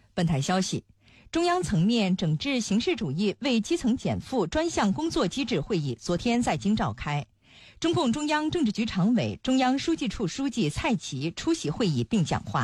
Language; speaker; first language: Chinese; native; Chinese